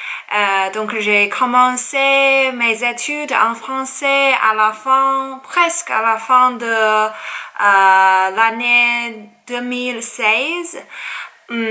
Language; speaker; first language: French; non-native, learner; Chinese